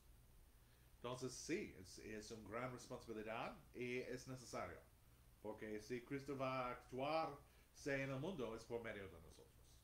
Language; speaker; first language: Spanish; non-native, fluent; English